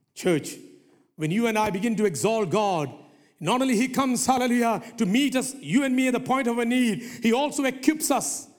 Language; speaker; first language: English; non-native, local second language; Malayalam